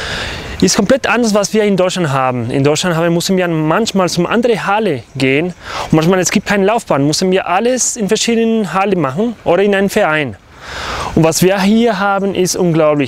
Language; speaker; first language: German; non-native, learner; Spanish